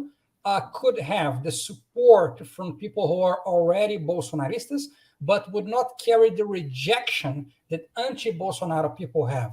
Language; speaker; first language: English; non-native, fluent; Portuguese